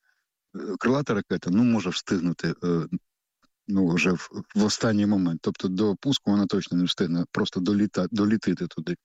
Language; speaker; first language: Ukrainian; native; Ukrainian